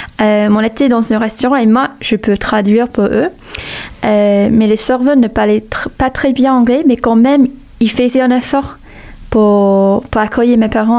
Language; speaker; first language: French; non-native, fluent; English